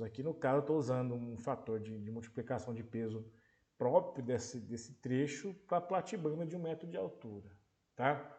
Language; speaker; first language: Portuguese; native; Portuguese